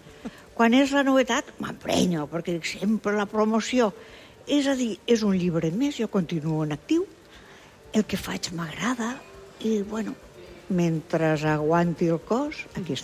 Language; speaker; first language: Catalan; non-native, local second language; Spanish